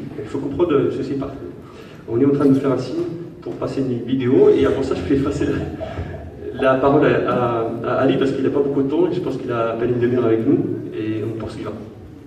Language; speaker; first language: French; native; French